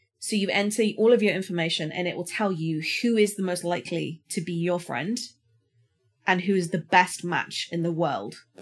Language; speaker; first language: English; native; English